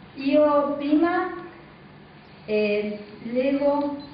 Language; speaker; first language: Italian; early bilingual, heritage; Italian